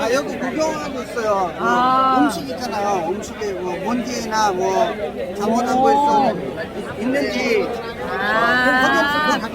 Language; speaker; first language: Korean; non-native, learner; Bangla